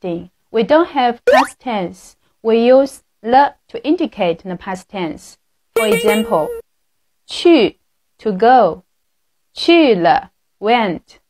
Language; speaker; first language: English; non-native, fluent; Chinese